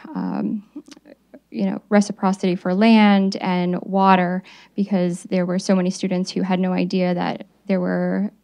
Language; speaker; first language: English; native; English